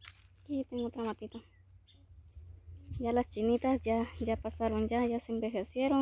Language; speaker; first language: Spanish; native; Spanish